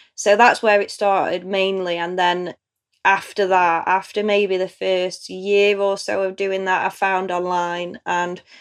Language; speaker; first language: English; native; English